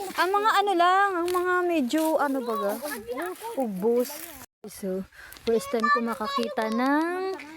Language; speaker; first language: Filipino; non-native, local second language; Bikol